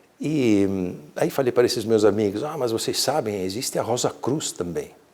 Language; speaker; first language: Portuguese; early bilingual, other home language; Italian